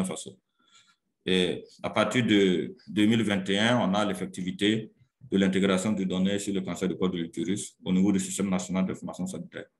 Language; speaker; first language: French; non-native, local second language; Mossi